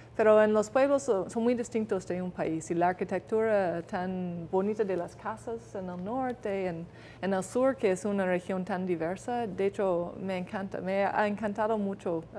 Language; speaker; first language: Spanish; non-native, fluent; English